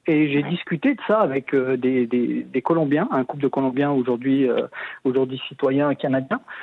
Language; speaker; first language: French; native; French